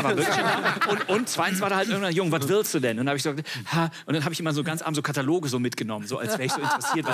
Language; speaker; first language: German; native; German